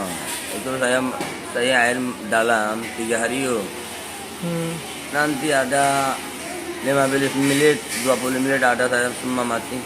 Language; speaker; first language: Indonesian; non-native, learner; Rohingya